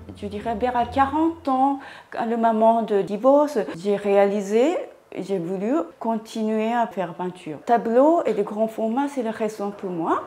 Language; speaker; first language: French; non-native, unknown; Japanese